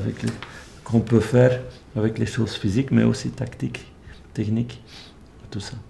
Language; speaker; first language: French; non-native, local second language; Dutch